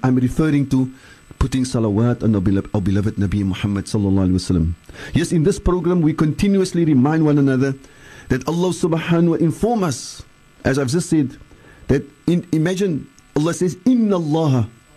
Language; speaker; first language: English; early bilingual, other home language; Afrikaans